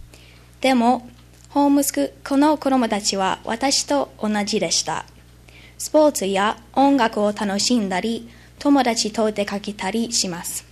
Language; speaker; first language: Japanese; non-native, learner; English